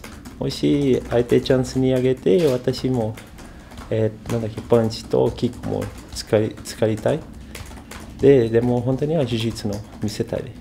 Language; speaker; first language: Japanese; non-native, learner; Portuguese